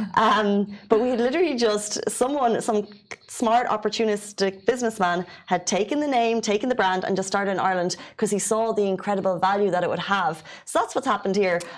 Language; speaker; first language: English; native; English